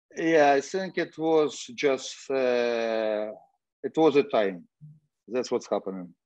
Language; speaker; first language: English; non-native, fluent; Russian